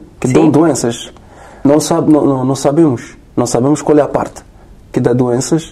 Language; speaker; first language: Portuguese; non-native, learner; French